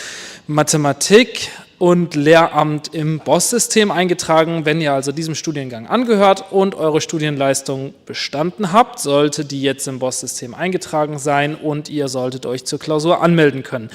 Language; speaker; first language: German; native; German